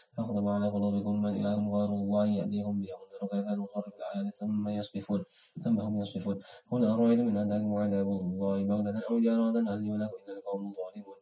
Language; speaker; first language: Arabic; non-native, learner; Indonesian